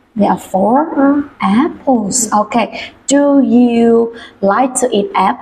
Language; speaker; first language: English; non-native, fluent; Vietnamese